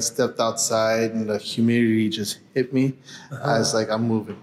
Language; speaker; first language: English; early bilingual, other home language; Spanish